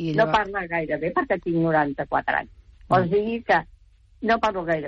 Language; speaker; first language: Catalan; native; Catalan